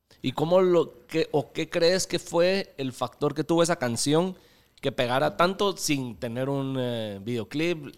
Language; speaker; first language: Spanish; native; Spanish